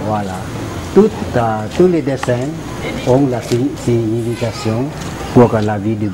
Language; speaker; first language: French; non-native, fluent; Lao